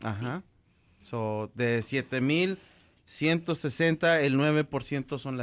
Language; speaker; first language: Spanish; native; Spanish